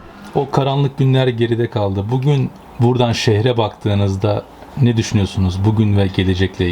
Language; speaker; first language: Turkish; native; Turkish